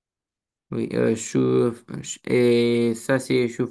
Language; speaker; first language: French; non-native, learner; Romanian